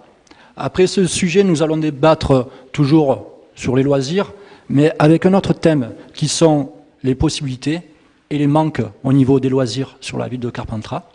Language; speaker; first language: French; native; French